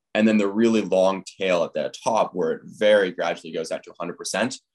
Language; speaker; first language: English; native; English